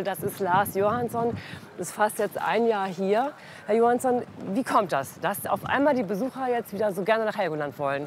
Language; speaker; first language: German; native; German